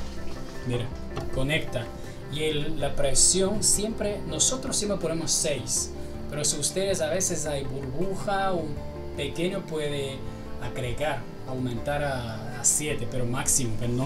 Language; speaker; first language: Spanish; non-native, learner; Chinese